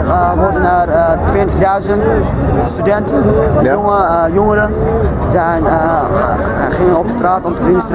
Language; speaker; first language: Dutch; non-native, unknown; Uyghur